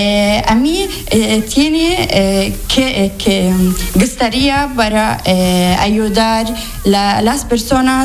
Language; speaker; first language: Spanish; non-native, learner; Arabic